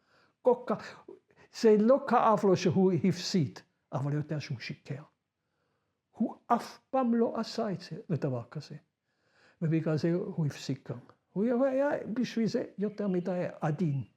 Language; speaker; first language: Hebrew; non-native, fluent; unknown